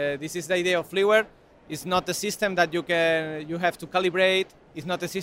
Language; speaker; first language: English; non-native, learner; Spanish